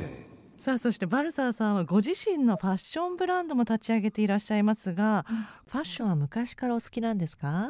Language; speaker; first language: Japanese; native; Japanese